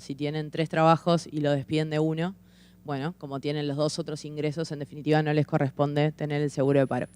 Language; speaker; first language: Spanish; native; Spanish